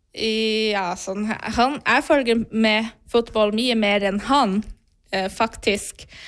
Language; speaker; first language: Norwegian; non-native, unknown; Portuguese